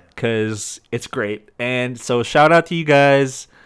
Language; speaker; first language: English; non-native, local second language; Filipino